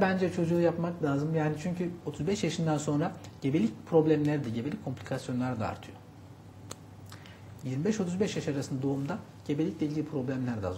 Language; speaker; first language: Turkish; native; Turkish